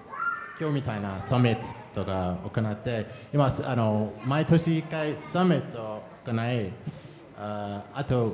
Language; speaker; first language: Japanese; non-native, fluent; English